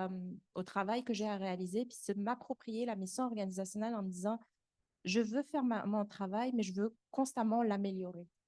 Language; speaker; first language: French; native; French